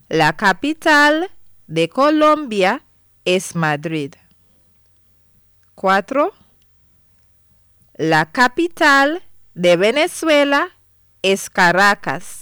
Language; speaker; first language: Spanish; non-native, fluent; English